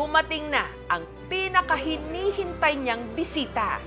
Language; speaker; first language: Filipino; native; Filipino